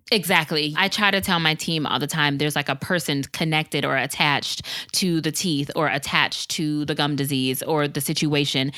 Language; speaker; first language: English; native; English